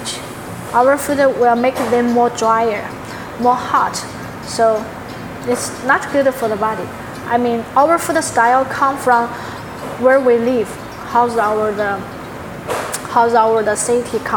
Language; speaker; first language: English; non-native, learner; Chinese